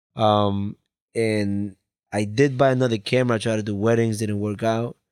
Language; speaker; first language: English; early bilingual, other home language; Spanish